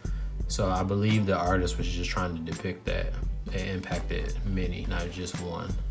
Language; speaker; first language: English; native; English